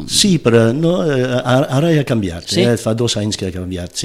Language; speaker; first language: Catalan; non-native, fluent; English